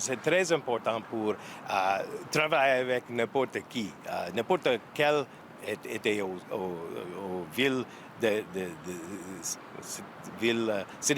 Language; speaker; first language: French; non-native, learner; English